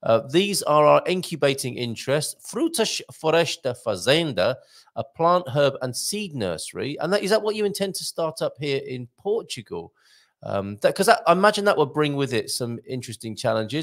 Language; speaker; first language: English; native; English